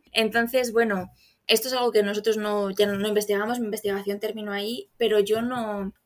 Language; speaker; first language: Spanish; native; Spanish